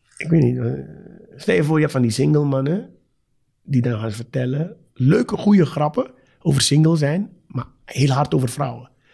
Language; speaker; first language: Dutch; native; Dutch